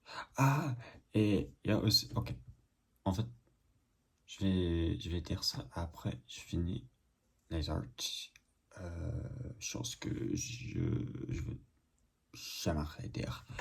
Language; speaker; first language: French; non-native, learner; English